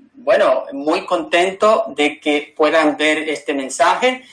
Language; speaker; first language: Spanish; early bilingual, other home language; English